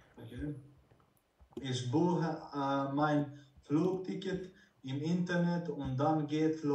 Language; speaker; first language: German; non-native, learner; Bosnian